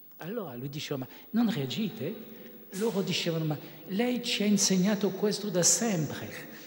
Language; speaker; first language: Italian; non-native, fluent; French